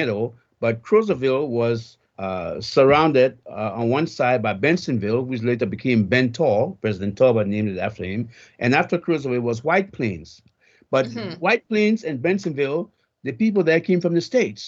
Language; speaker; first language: English; native; English